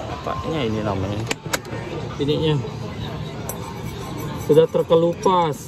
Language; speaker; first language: Indonesian; native; Indonesian